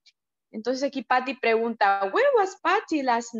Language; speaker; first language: English; non-native, learner; Spanish